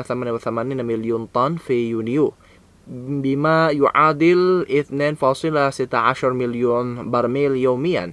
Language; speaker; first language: Arabic; non-native, fluent; Indonesian